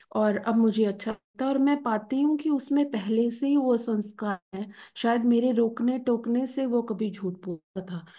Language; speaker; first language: Hindi; native; Hindi